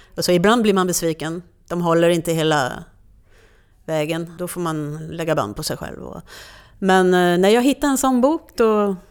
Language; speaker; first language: Swedish; non-native, fluent; French